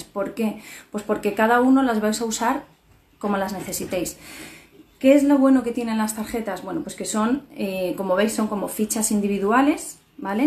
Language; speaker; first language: Spanish; native; Spanish